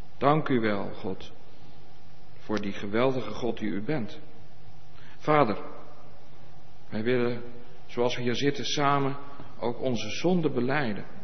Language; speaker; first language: Dutch; native; Dutch